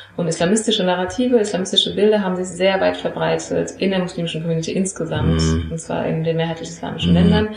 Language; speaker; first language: German; native; German